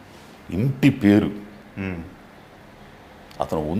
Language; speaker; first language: Telugu; native; Telugu